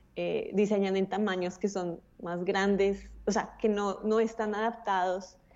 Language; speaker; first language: Spanish; native; Spanish